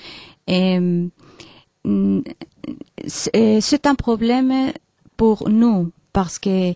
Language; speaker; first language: French; non-native, learner; Spanish